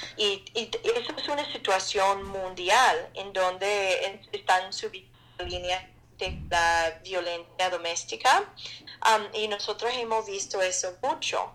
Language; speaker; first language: Spanish; non-native, fluent; English